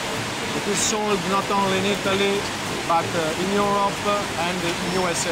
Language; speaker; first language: English; non-native, fluent; Italian